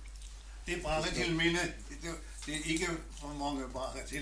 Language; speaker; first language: Danish; non-native, learner; German